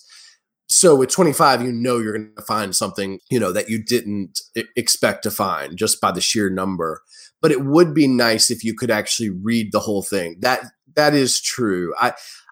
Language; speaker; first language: English; native; English